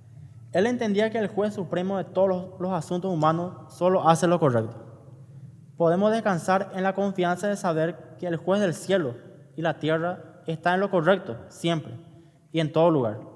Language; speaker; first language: Spanish; native; Spanish